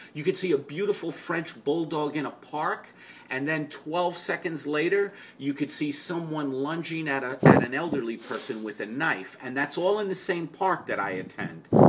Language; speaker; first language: English; native; English